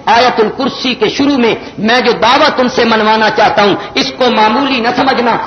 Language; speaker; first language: Urdu; non-native, local second language; Punjabi